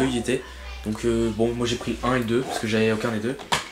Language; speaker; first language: French; native; French